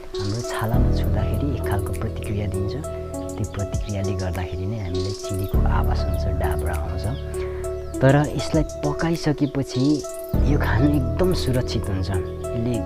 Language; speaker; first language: Nepali; non-native, local second language; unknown